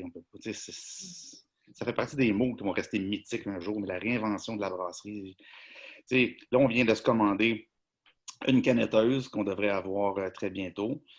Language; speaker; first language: French; native; French